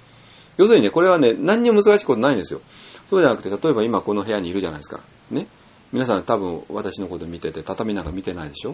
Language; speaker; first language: Japanese; native; Japanese